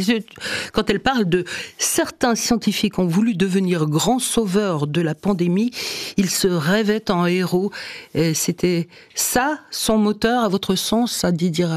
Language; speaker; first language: French; native; French